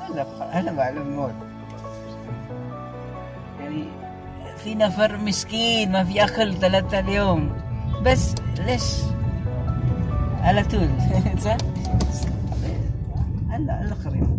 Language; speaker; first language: Arabic; non-native, learner; Filipino